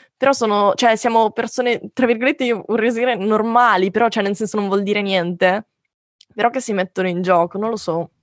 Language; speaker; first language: Italian; native; Italian